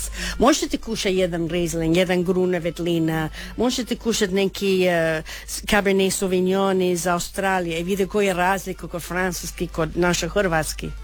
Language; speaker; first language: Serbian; non-native, learner; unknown